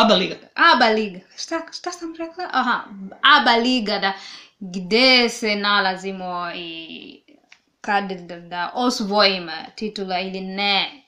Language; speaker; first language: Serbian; non-native, learner; English